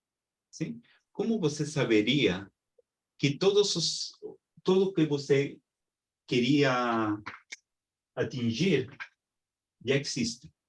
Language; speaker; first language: Portuguese; non-native, fluent; Spanish